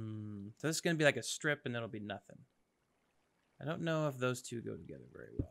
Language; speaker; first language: English; native; English